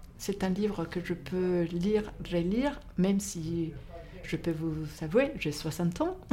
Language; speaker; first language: French; non-native, fluent; Spanish